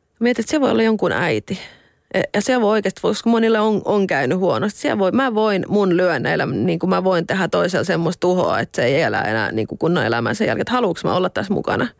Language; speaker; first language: Finnish; non-native, local second language; Swedish